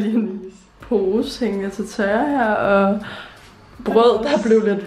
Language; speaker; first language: Danish; native; Danish